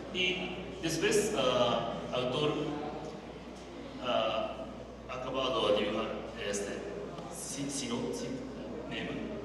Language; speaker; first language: Spanish; non-native, learner; Japanese